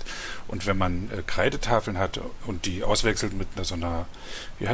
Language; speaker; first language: German; native; German